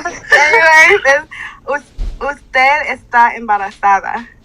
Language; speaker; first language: Spanish; non-native, learner; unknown